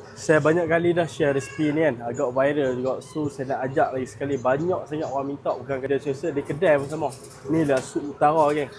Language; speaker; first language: Malay; native; Malay